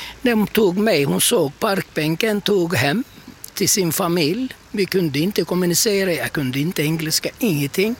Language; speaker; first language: Swedish; non-native, fluent; Turkish